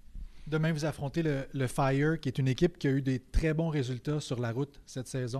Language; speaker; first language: French; native; French